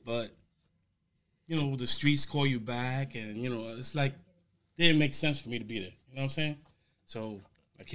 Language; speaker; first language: English; early bilingual, other home language; Spanish